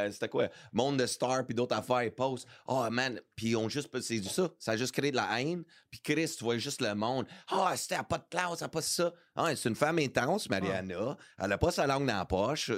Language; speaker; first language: French; early bilingual, heritage; English